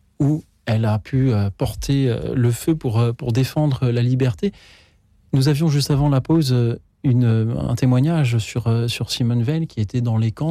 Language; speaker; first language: French; native; French